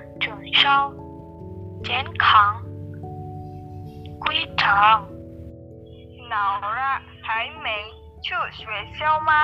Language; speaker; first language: Chinese; non-native, learner; Indonesian